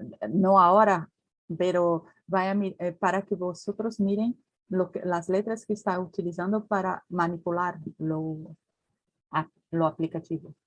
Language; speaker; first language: Spanish; non-native, learner; Portuguese